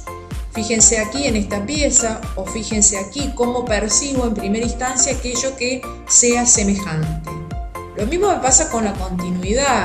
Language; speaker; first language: Spanish; native; Spanish